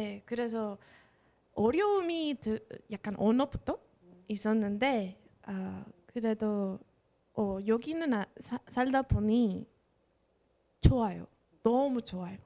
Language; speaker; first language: Korean; non-native, fluent; Spanish